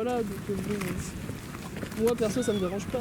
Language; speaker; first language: French; native; French